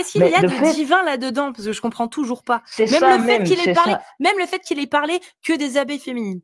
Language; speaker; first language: French; native; French